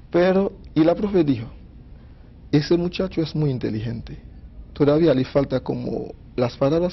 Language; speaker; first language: Spanish; non-native, fluent; Haitian Creole